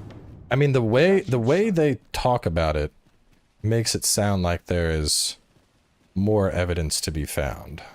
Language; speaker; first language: English; native; English